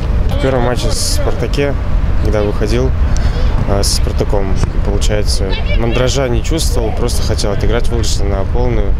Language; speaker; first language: Russian; native; Russian